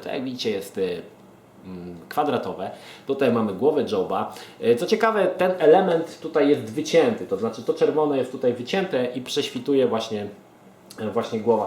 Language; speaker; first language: Polish; native; Polish